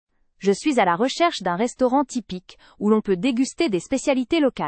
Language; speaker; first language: French; native; French